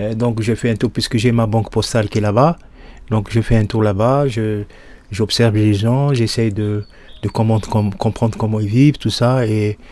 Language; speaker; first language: French; non-native, local second language; Arabic